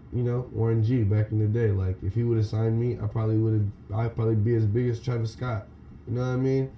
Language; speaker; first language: English; native; English